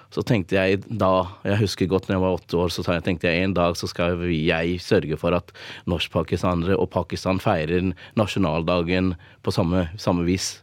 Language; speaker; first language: Norwegian; early bilingual, other home language; Urdu